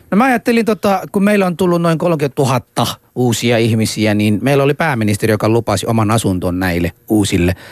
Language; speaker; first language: Finnish; non-native, fluent; Somali